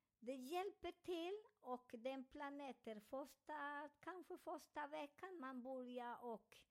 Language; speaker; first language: Swedish; non-native, learner; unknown